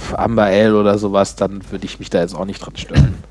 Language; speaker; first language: German; native; German